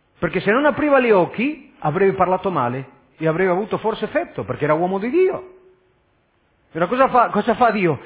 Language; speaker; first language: Italian; non-native, fluent; Spanish